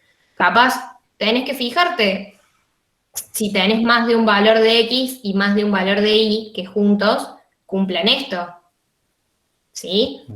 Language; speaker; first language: Spanish; native; Spanish